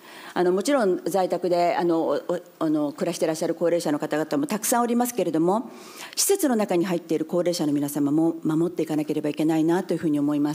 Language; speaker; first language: Japanese; native; Japanese